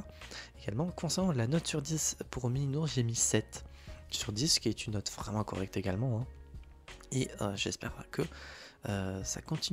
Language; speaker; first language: French; native; French